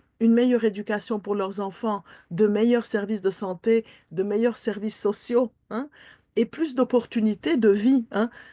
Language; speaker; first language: French; non-native, local second language; Armenian